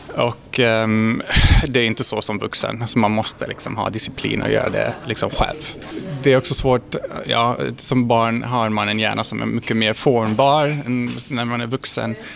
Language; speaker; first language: Swedish; non-native, fluent; Hungarian